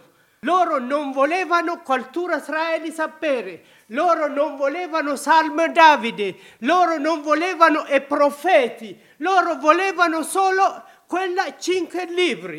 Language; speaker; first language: Italian; non-native, learner; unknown